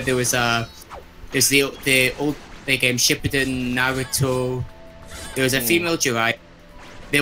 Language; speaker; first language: English; native; English